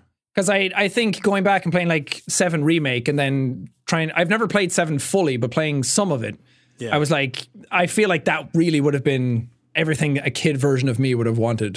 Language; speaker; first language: English; native; English